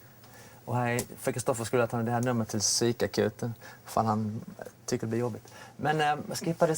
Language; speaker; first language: Swedish; native; Swedish